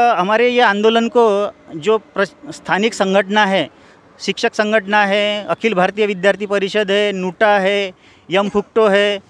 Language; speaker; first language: Hindi; non-native, local second language; Marathi